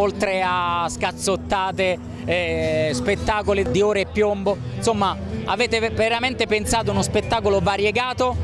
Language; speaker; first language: Italian; native; Italian